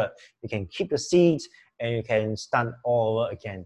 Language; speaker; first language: English; non-native, local second language; Chinese